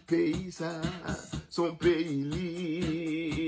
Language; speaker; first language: French; non-native, local second language; Haitian Creole